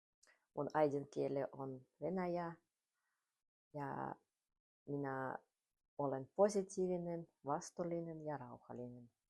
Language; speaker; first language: Finnish; non-native, learner; Russian